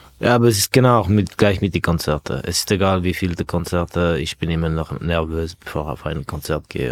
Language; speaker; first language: German; non-native, fluent; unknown